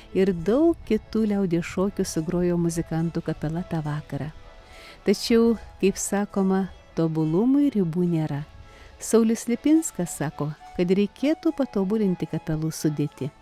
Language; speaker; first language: Lithuanian; native; Lithuanian